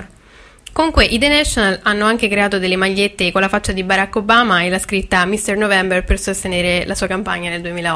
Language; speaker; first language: Italian; native; Italian